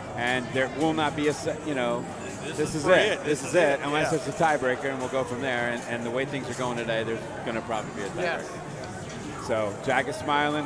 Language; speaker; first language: English; native; English